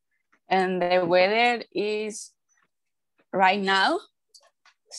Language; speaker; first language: English; non-native, learner; Spanish